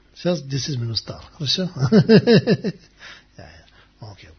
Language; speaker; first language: Russian; non-native, learner; Tibetan